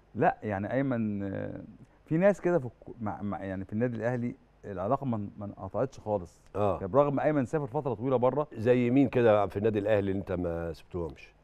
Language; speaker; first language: Arabic; native; Arabic